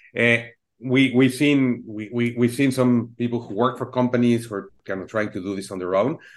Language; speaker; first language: English; non-native, fluent; Spanish